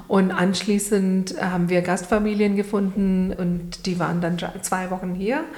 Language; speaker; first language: German; non-native, fluent; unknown